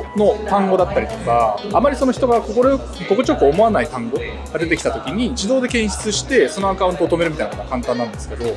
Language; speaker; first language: Japanese; native; Japanese